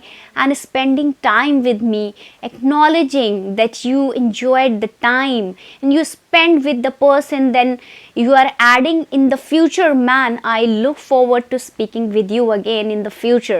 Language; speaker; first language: English; non-native, fluent; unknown